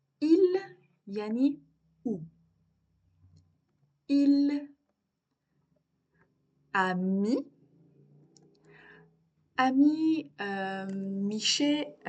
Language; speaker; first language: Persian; non-native, learner; French